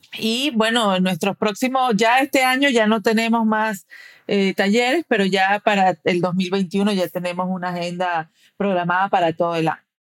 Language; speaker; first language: Spanish; early bilingual, heritage; Spanish